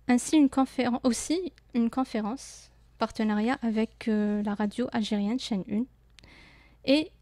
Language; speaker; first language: French; non-native, local second language; Arabic